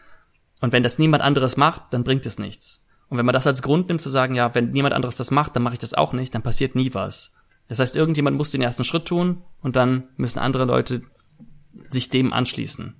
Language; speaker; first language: German; native; German